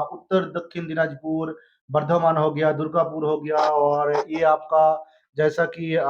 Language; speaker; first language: Hindi; non-native, local second language; Bangla